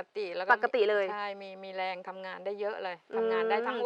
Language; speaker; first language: Thai; native; Thai